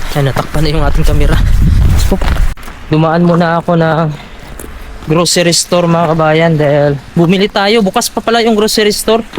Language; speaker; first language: Filipino; non-native, local second language; Cebuano